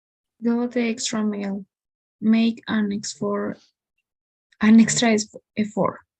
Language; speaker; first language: English; non-native, learner; Spanish